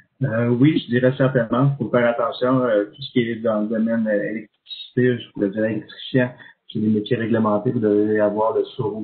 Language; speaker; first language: French; native; French